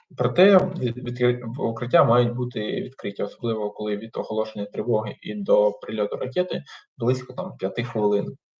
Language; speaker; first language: Ukrainian; non-native, local second language; Russian